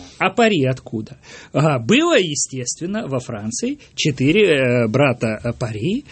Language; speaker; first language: Russian; native; Russian